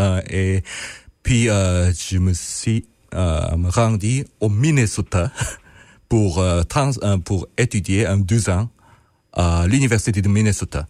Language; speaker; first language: French; non-native, fluent; Korean